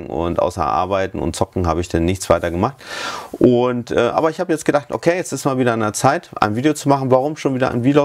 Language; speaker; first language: German; native; German